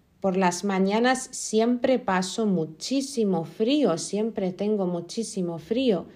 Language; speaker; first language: Spanish; non-native, fluent; Lithuanian